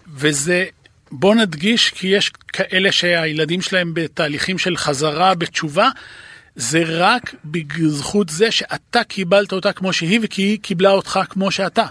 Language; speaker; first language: Hebrew; native; Hebrew